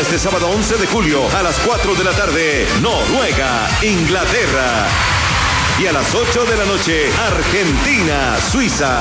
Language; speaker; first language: Spanish; native; Spanish